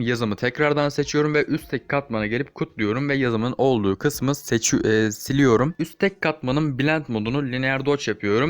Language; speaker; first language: Turkish; native; Turkish